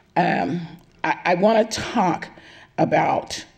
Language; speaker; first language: English; native; English